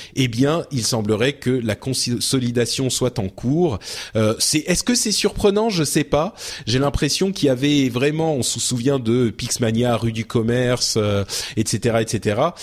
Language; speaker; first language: French; early bilingual, other home language; Arabic